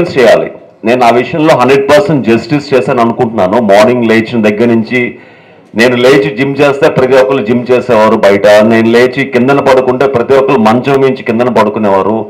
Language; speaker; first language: Telugu; native; Telugu